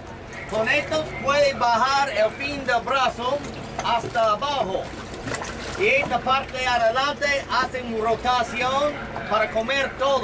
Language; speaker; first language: Spanish; non-native, learner; English